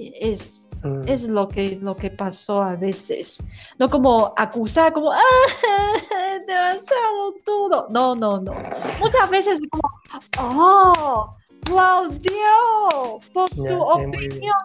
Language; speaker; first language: Spanish; non-native, learner; Chinese